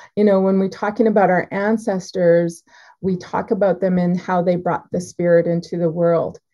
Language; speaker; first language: English; native; English